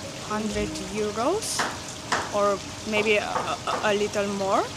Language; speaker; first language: English; non-native, fluent; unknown